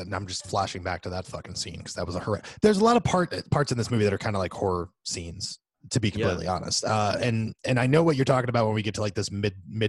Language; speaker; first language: English; native; English